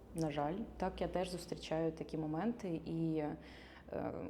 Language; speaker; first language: Ukrainian; non-native, local second language; Russian